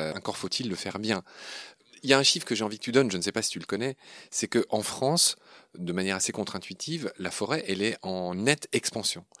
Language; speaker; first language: French; native; French